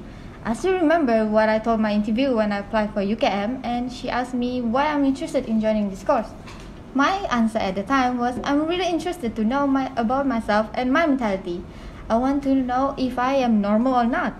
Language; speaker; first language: English; non-native, local second language; Malay